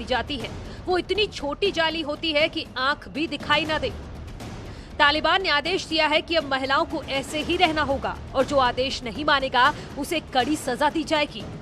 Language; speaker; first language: Hindi; native; Hindi